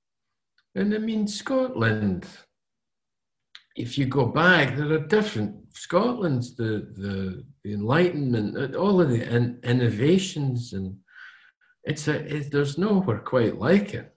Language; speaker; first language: English; native; English